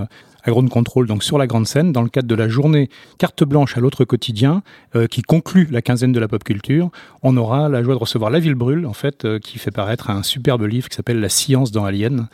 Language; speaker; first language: French; native; French